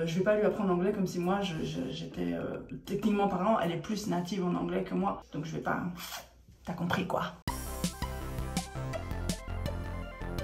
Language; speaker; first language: French; native; French